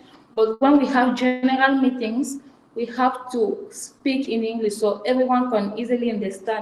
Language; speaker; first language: English; non-native, fluent; Fang